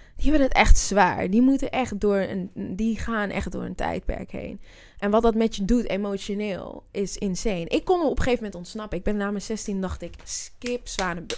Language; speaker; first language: Dutch; native; Dutch